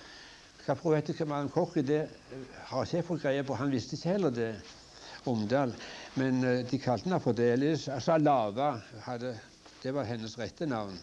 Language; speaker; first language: Norwegian; native; Norwegian